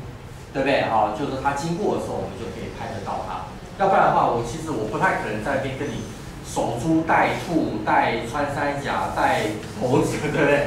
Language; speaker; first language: Chinese; native; Chinese